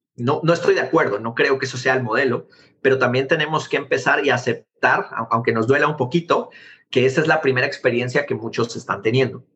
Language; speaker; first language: Spanish; native; Spanish